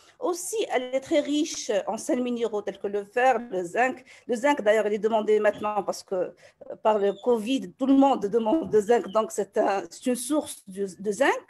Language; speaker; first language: French; non-native, local second language; Arabic